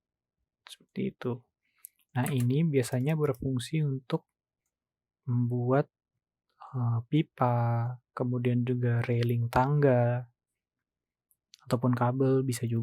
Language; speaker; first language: Indonesian; native; Indonesian